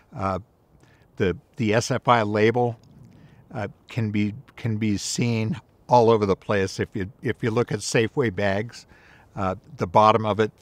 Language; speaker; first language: English; native; English